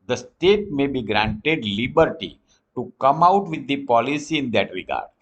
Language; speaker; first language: English; non-native, local second language; Gujarati